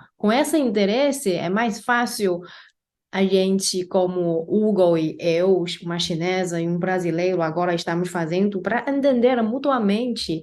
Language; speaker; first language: Portuguese; non-native, fluent; Chinese